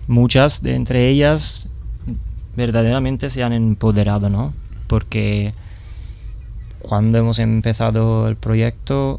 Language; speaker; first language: Spanish; non-native, fluent; Italian